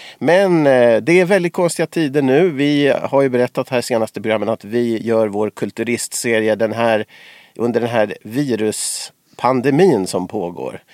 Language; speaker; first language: Swedish; native; Swedish